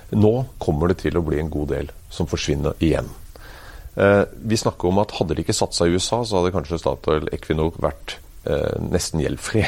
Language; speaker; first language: Norwegian; native; Norwegian